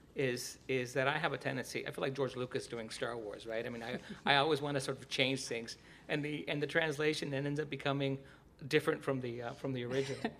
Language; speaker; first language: English; early bilingual, other home language; Spanish